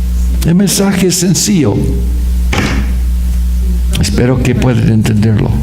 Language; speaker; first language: Spanish; non-native, fluent; English